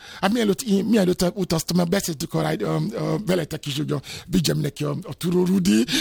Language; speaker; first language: Hungarian; non-native, learner; Yoruba